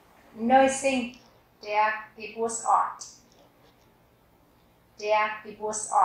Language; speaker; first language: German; non-native, fluent; Vietnamese